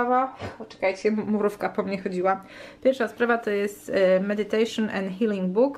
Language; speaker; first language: Polish; native; Polish